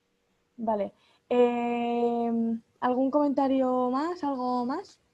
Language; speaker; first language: Spanish; native; Spanish